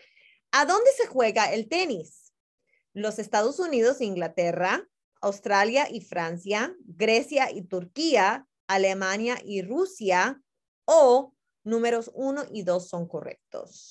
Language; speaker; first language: Spanish; non-native, fluent; English